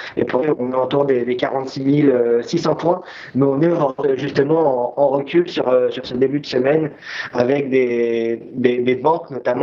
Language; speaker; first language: French; native; French